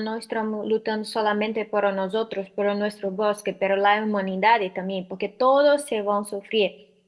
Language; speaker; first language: Spanish; non-native, learner; Portuguese